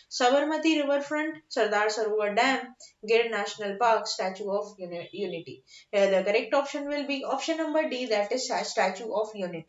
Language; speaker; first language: English; non-native, local second language; Hindi